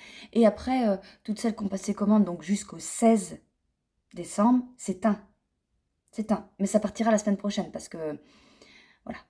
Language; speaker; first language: French; native; French